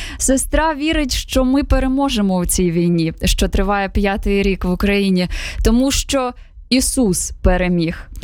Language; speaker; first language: Ukrainian; native; Ukrainian